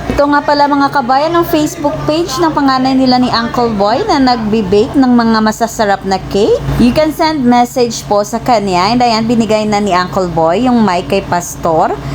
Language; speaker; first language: Filipino; native; Filipino